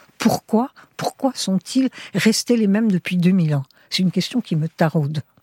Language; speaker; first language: French; early bilingual, heritage; French